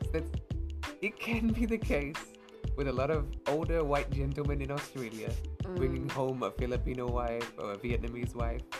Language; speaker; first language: English; native; English